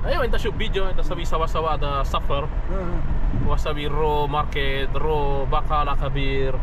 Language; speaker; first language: Arabic; non-native, learner; Filipino